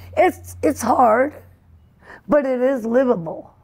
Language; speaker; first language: English; native; English